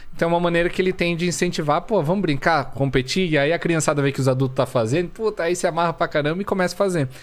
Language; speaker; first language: Portuguese; early bilingual, other home language; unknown